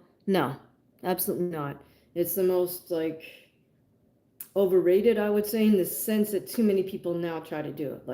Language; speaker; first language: English; native; English